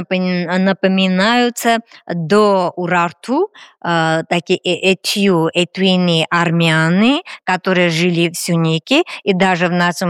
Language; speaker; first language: Russian; non-native, fluent; Armenian